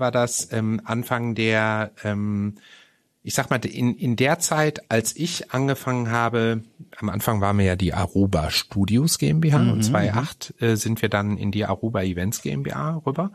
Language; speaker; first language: German; native; German